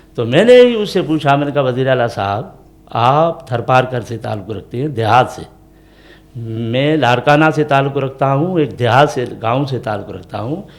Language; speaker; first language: Urdu; non-native, local second language; Sindhi